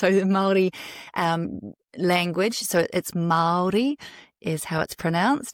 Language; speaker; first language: English; native; English